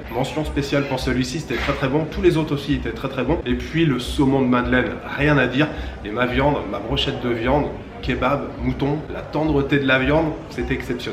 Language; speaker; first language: French; native; French